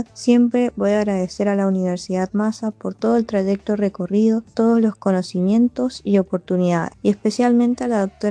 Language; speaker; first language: Spanish; native; Spanish